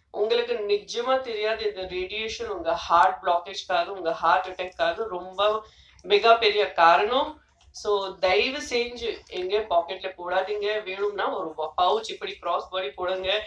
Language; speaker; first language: Tamil; non-native, fluent; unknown